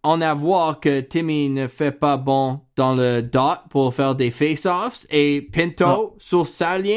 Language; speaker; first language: French; non-native, learner; English